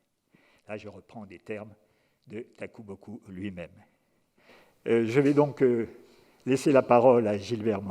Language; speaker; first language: French; native; French